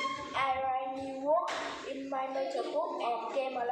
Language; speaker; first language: English; non-native, learner; Vietnamese